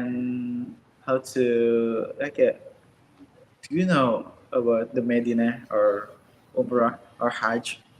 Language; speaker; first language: English; non-native, learner; Indonesian